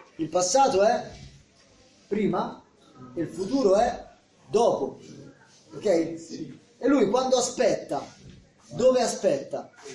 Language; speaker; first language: Italian; native; Italian